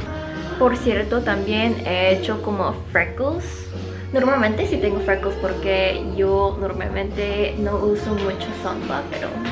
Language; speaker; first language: Spanish; non-native, learner; Korean